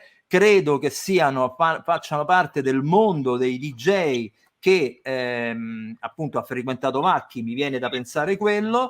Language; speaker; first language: Italian; native; Italian